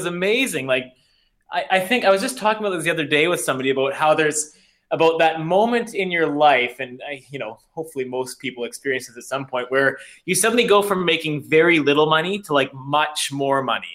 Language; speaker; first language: English; native; English